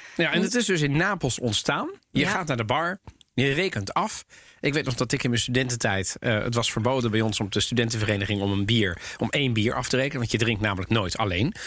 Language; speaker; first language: Dutch; early bilingual, other home language; Italian